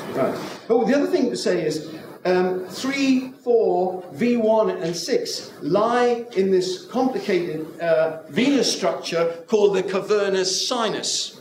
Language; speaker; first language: English; native; English